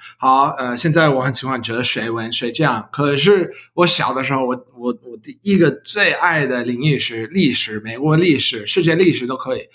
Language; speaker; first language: Chinese; non-native, learner; English